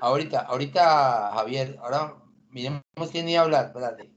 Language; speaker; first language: Spanish; native; Spanish